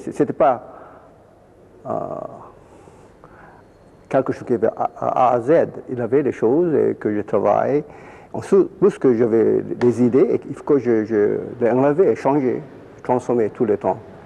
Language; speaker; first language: French; non-native, fluent; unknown